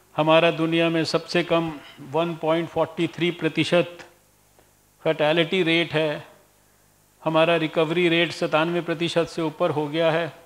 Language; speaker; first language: Hindi; native; Hindi